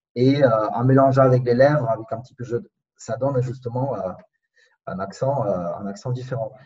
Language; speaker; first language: French; non-native, fluent; Spanish